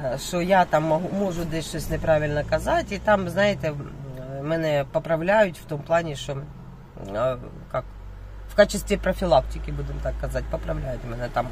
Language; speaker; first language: Ukrainian; non-native, local second language; Russian